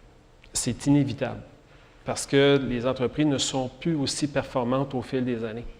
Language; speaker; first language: French; native; French